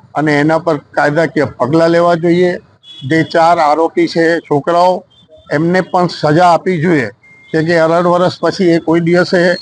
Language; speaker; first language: Gujarati; non-native, local second language; Sindhi